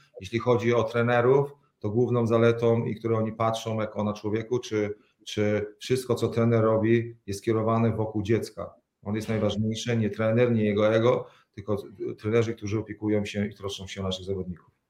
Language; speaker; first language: Polish; native; Polish